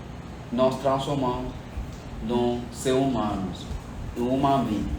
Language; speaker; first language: Portuguese; non-native, fluent; Yoruba